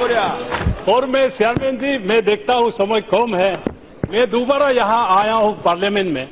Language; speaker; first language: Hindi; non-native, local second language; Adi